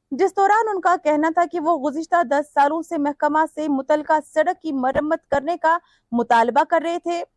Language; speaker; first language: Urdu; non-native, local second language; Kashmiri